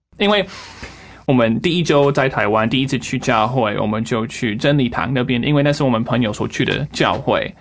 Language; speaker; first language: Chinese; non-native, fluent; English